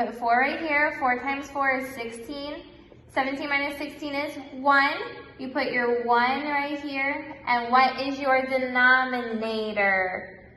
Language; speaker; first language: English; native; English